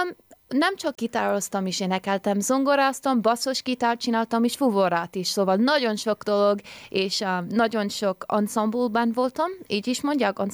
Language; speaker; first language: Hungarian; early bilingual, heritage; Hungarian